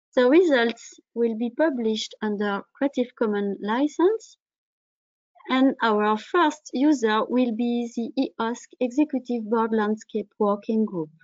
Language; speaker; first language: English; non-native, fluent; French